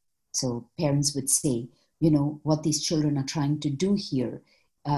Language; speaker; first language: English; non-native, local second language; Malayalam